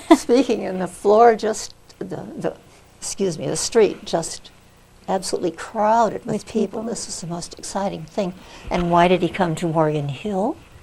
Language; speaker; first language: English; native; English